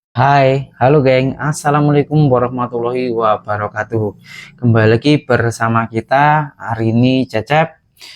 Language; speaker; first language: Indonesian; native; Indonesian